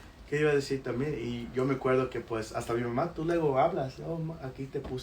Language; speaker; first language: Spanish; early bilingual, heritage; Spanish